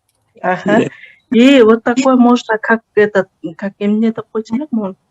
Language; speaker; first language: Russian; non-native, local second language; Kyrgyz